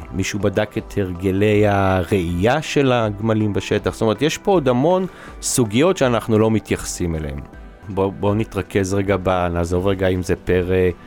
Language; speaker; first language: Hebrew; native; Hebrew